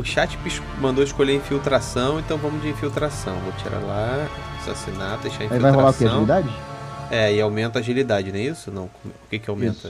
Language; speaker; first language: Portuguese; native; Portuguese